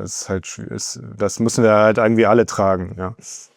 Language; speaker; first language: German; native; German